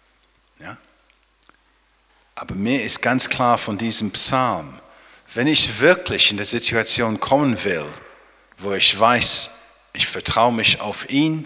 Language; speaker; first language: German; non-native, fluent; English